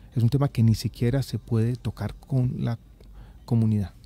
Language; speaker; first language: Spanish; native; Spanish